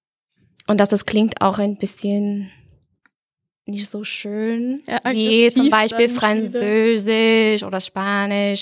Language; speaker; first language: German; non-native, fluent; English